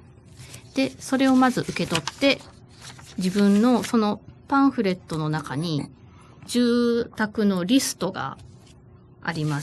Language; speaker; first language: Japanese; native; Japanese